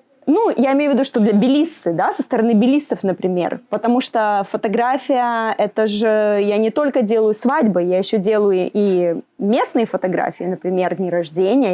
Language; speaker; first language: Russian; native; Russian